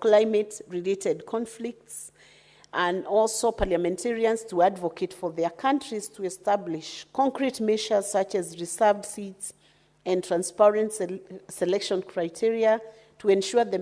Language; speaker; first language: English; non-native, local second language; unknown